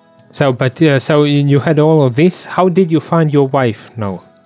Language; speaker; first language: English; non-native, fluent; Latvian